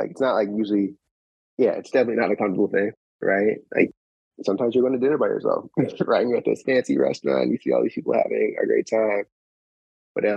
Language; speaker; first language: English; native; English